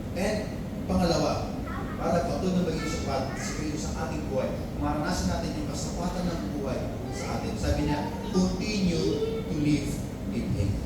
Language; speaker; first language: Filipino; non-native, local second language; Iloko